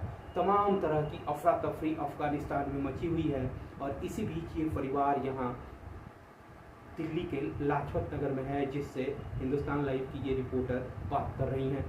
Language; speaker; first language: Hindi; native; Hindi